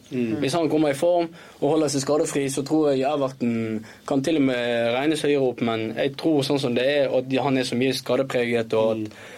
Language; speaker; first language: Norwegian; early bilingual, other home language; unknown